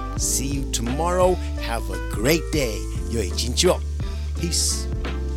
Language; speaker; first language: English; early bilingual, other home language; Japanese